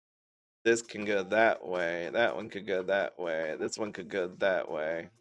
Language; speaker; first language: English; native; English